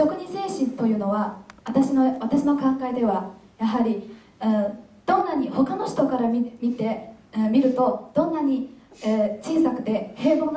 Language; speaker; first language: Japanese; non-native, fluent; Chinese